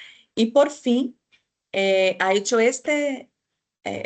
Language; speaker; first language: Spanish; non-native, fluent; Portuguese